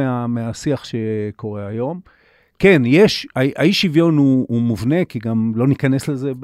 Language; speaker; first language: Hebrew; native; Hebrew